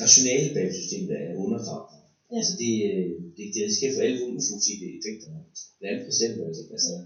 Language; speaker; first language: Danish; native; Danish